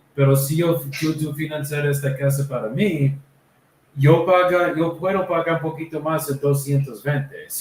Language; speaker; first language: Spanish; non-native, learner; English